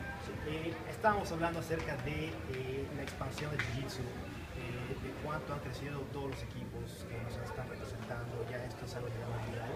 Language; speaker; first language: Spanish; native; Spanish